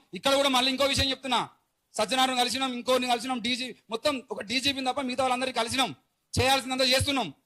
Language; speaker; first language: Telugu; native; Telugu